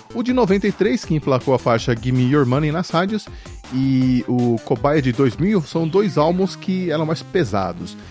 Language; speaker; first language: Portuguese; native; Portuguese